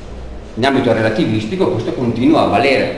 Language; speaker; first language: Italian; native; Italian